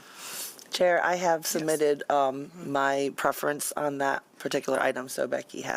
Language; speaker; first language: English; native; English